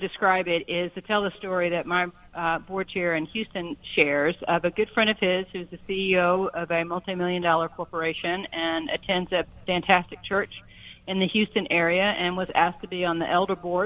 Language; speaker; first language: English; native; English